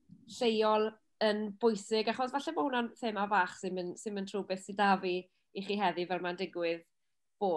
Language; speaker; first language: Welsh; native; Welsh